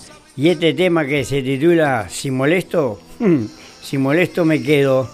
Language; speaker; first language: Spanish; native; Spanish